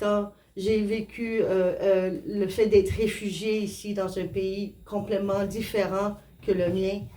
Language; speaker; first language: French; non-native, fluent; Spanish